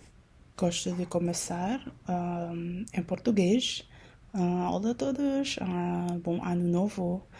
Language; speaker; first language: Portuguese; non-native, learner; Min Nan Chinese